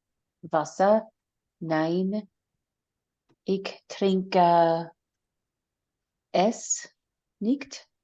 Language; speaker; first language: German; non-native, learner; English